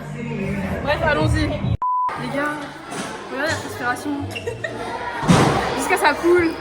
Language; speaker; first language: French; native; French